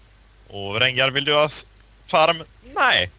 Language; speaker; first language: Swedish; native; Swedish